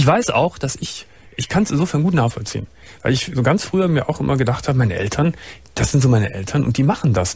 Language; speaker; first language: German; native; German